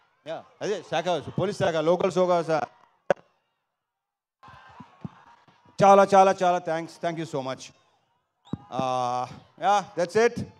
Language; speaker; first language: Telugu; native; Telugu